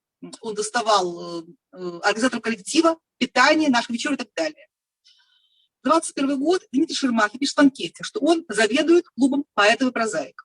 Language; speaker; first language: Russian; native; Russian